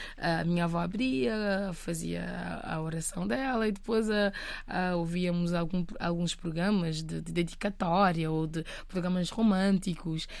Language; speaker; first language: Portuguese; non-native, local second language; Kabuverdianu